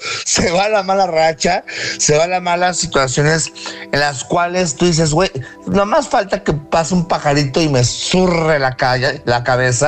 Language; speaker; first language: Spanish; native; Spanish